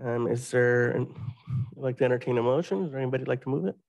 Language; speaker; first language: English; native; English